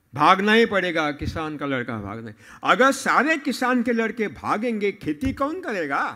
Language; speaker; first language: Hindi; non-native, local second language; Marathi